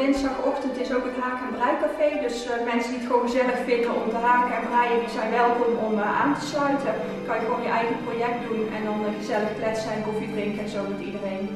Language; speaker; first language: Dutch; native; Dutch